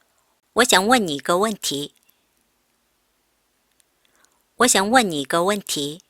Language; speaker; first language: Chinese; non-native, fluent; Korean